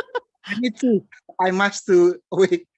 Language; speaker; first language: English; non-native, learner; Indonesian